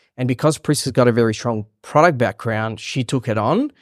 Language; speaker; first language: English; early bilingual, other home language; Hebrew